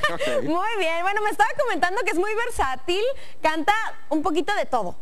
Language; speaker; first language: Spanish; native; Spanish